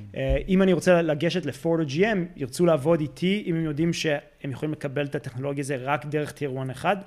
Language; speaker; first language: Hebrew; early bilingual, heritage; Hebrew